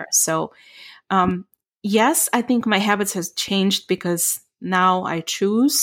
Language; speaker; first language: English; non-native, fluent; Ukrainian